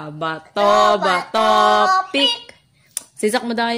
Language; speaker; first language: Filipino; native; Filipino